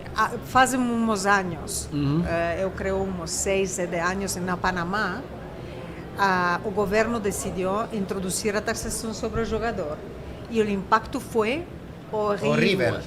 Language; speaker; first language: Portuguese; non-native, fluent; Italian